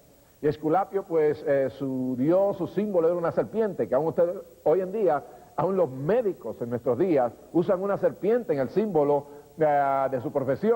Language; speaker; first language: Spanish; native; Spanish